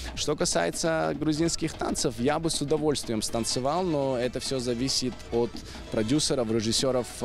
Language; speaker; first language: Ukrainian; non-native, learner; Georgian